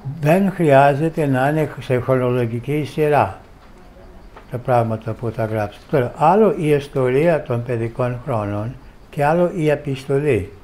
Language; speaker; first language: Greek; non-native, fluent; English